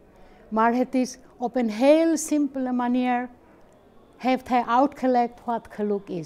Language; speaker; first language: Dutch; non-native, fluent; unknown